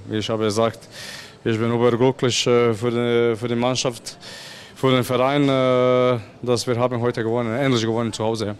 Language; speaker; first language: German; non-native, fluent; Croatian